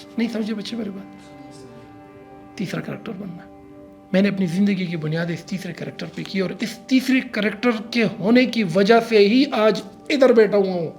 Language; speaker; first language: Urdu; non-native, local second language; Pashto